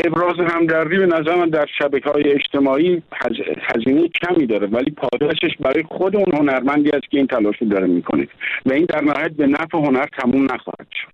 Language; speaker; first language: Persian; native; Persian